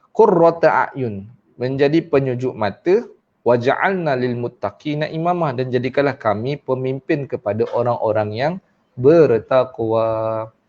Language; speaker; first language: Malay; native; Malay